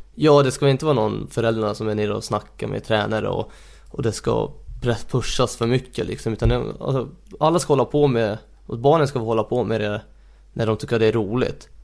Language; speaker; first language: Swedish; early bilingual, other home language; Hungarian